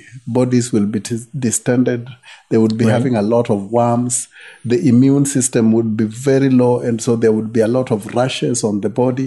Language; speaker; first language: English; non-native, local second language; Luo (Kenya and Tanzania)